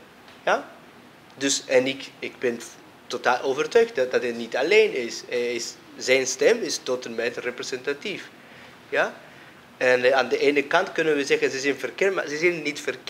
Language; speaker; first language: Dutch; non-native, fluent; Spanish